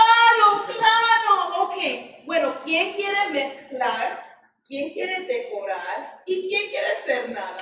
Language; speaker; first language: Spanish; non-native, fluent; English